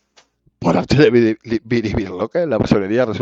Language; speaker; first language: Spanish; native; Spanish